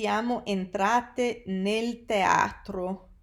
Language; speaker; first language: Italian; non-native, fluent; English